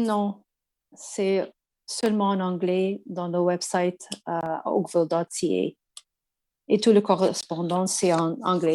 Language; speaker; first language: French; non-native, learner; English